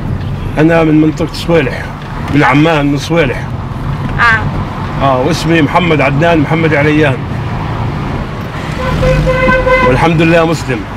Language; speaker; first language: Arabic; native; Arabic